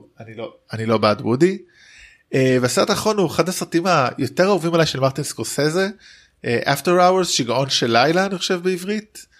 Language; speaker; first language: Hebrew; native; Hebrew